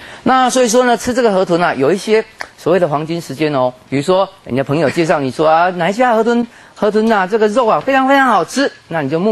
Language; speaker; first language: Chinese; native; Chinese